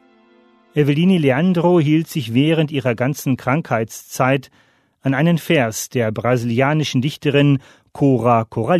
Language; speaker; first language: German; native; German